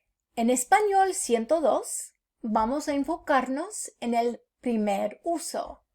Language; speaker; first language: Spanish; non-native, fluent; English